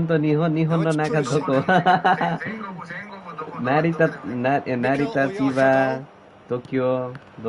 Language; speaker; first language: Japanese; non-native, learner; Nepali